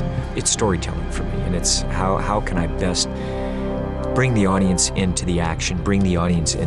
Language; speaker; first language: English; native; English